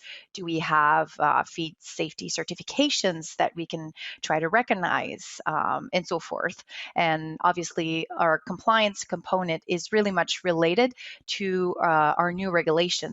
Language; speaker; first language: English; non-native, local second language; French